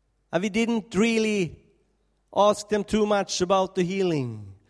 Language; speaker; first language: English; non-native, fluent; Swedish